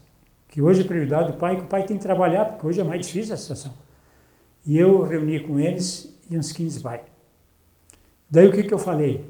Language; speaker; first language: Portuguese; native; Portuguese